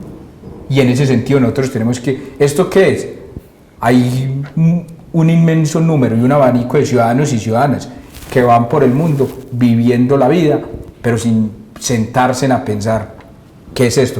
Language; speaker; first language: Spanish; native; Spanish